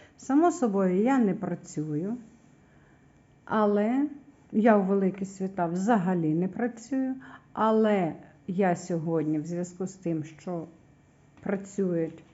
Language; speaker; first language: Ukrainian; native; Ukrainian